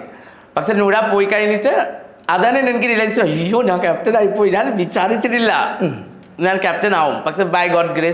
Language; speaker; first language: Malayalam; non-native, local second language; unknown